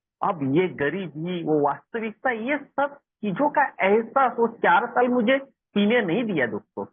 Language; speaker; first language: Hindi; non-native, local second language; Marathi